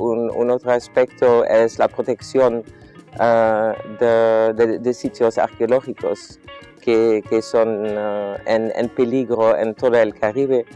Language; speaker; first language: Spanish; non-native, fluent; Dutch